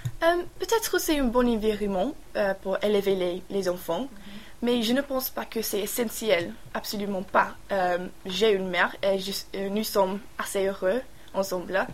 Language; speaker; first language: French; non-native, learner; English